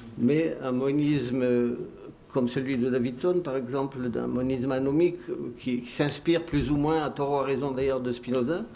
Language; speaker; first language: French; native; French